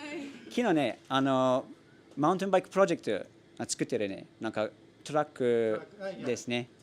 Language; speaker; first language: Japanese; non-native, learner; English